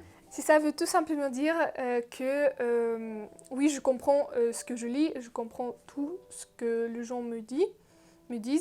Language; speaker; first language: French; non-native, fluent; Russian